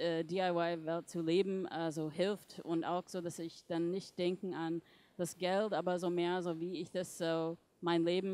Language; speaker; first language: German; non-native, fluent; English